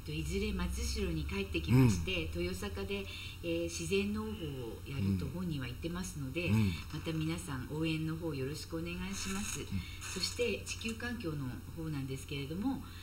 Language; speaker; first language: Japanese; native; Japanese